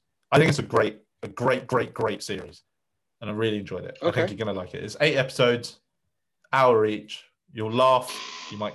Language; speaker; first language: English; native; English